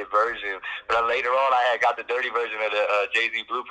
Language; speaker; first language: English; native; English